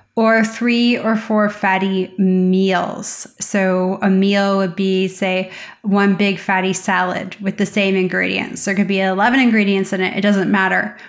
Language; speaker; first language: English; native; English